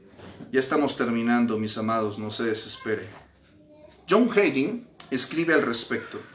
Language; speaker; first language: Spanish; native; Spanish